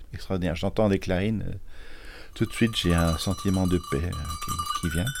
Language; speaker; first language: French; native; French